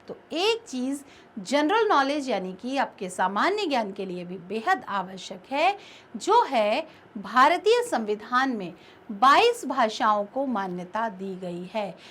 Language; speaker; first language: Hindi; native; Hindi